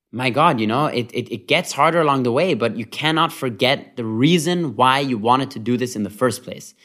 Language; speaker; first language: English; early bilingual, other home language; Hebrew